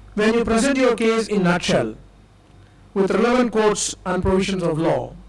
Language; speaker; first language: English; non-native, local second language; Tamil